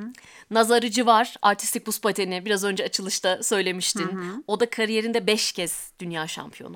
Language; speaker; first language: Turkish; native; Turkish